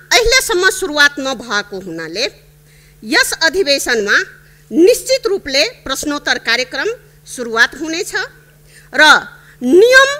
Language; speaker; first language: Nepali; non-native, local second language; Maithili